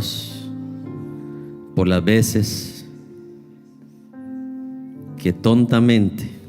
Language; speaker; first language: Spanish; native; Spanish